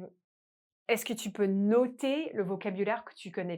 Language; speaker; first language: French; non-native, fluent; English